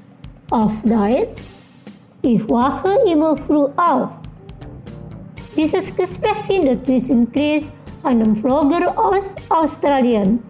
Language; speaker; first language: German; non-native, fluent; Indonesian